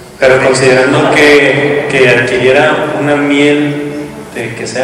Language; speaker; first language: Spanish; native; Spanish